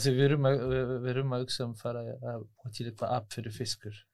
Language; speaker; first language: Icelandic; non-native, learner; French